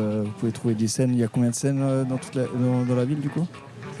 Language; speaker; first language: French; native; French